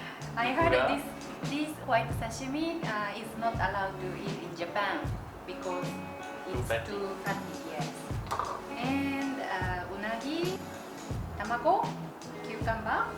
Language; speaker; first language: English; non-native, learner; Japanese